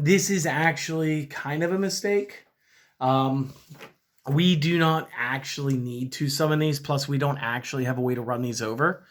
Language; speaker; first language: English; native; English